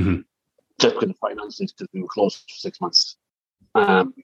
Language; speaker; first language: English; native; English